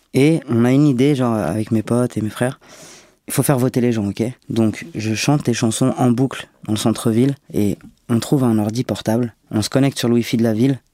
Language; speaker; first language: French; native; French